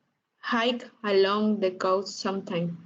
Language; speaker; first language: English; non-native, learner; Spanish